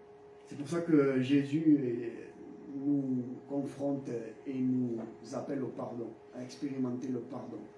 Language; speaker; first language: French; native; French